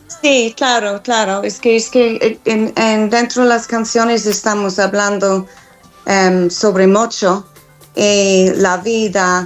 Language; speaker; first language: Spanish; non-native, fluent; English